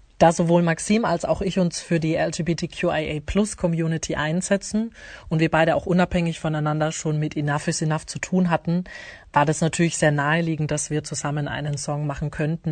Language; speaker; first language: German; native; German